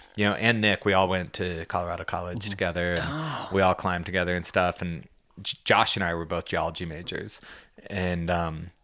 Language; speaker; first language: English; native; English